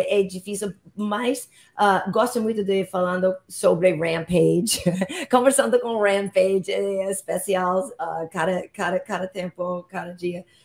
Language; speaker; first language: Portuguese; non-native, learner; English